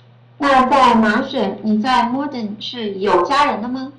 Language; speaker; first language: Chinese; native; Chinese